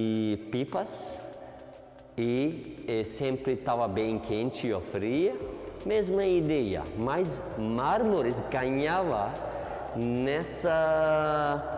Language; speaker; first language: Portuguese; non-native, learner; Turkish